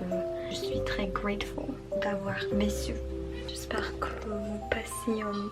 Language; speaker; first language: French; non-native, learner; English